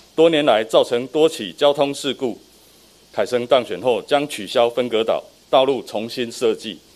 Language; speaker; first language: Chinese; native; Chinese